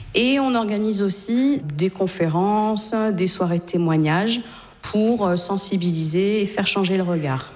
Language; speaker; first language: French; native; French